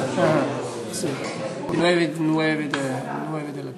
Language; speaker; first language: Spanish; non-native, learner; French